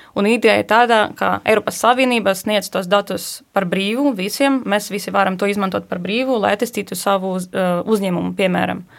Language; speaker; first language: Latvian; non-native, fluent; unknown